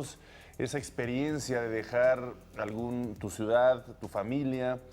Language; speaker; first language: Spanish; native; Spanish